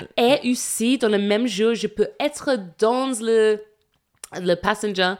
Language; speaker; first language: French; non-native, learner; English